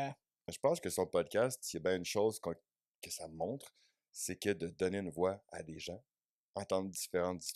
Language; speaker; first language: French; native; French